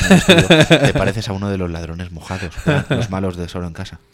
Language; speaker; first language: Spanish; native; Spanish